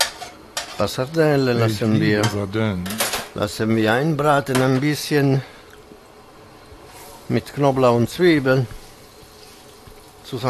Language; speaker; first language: German; non-native, fluent; Italian